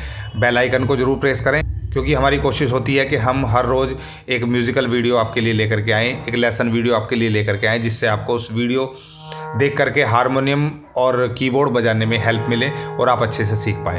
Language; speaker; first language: Hindi; native; Hindi